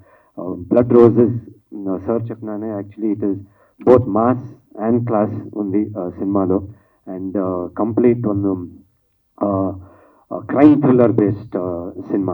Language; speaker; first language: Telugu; non-native, learner; Kannada